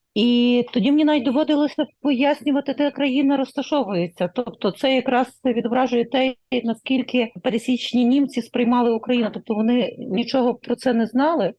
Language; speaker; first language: Ukrainian; native; Ukrainian